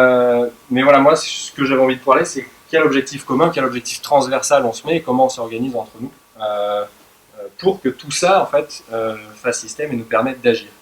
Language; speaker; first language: French; native; French